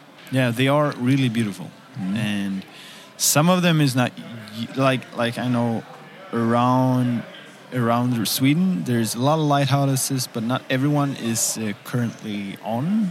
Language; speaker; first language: English; non-native, fluent; Swedish